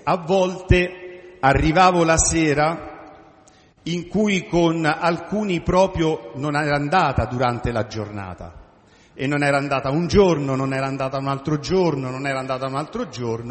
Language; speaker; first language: Italian; native; Italian